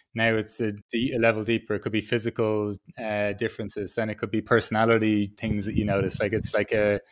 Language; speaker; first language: English; native; English